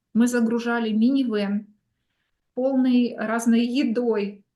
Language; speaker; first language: Russian; non-native, local second language; Ukrainian